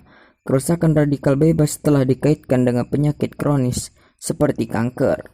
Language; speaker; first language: Indonesian; native; Indonesian